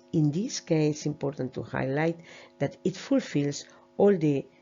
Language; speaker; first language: English; non-native, fluent; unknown